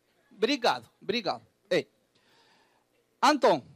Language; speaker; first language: Portuguese; non-native, learner; Spanish